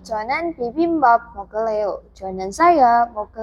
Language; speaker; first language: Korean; non-native, learner; Indonesian